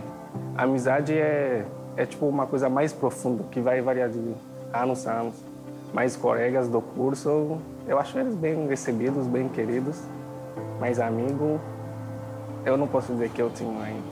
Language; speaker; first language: Portuguese; non-native, fluent; Haitian Creole